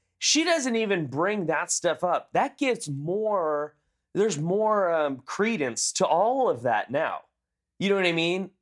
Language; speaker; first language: English; native; English